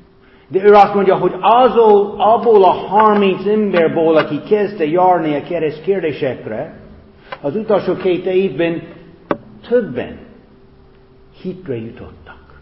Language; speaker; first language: Hungarian; non-native, fluent; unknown